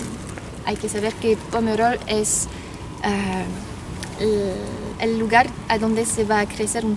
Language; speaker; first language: Spanish; non-native, fluent; French